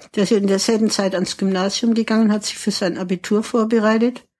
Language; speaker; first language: German; native; German